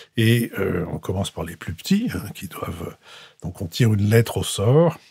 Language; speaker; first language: French; native; French